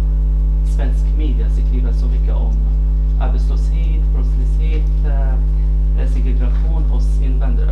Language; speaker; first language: Swedish; non-native, fluent; Arabic